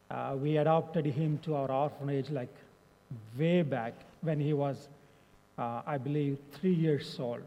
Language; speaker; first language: English; non-native, local second language; Telugu